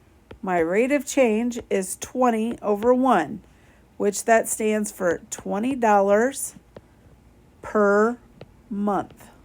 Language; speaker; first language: English; native; English